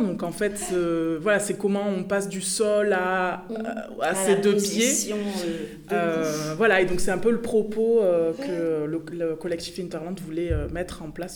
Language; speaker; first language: French; native; French